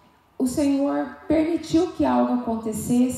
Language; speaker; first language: Portuguese; native; Portuguese